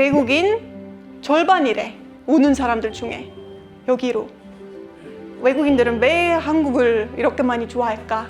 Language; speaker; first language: Korean; non-native, fluent; Estonian